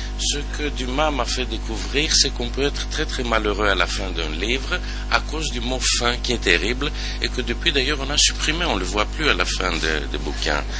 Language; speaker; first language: French; non-native, fluent; Greek